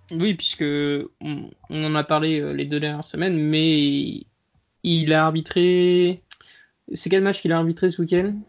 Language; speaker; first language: French; native; French